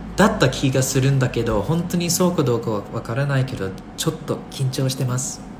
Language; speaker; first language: Japanese; non-native, fluent; English